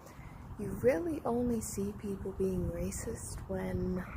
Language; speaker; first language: English; native; English